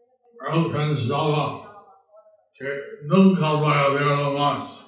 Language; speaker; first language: Spanish; non-native, learner; English